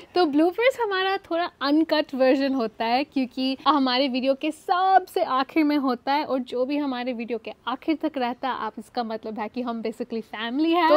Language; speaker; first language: Hindi; early bilingual, heritage; Hindi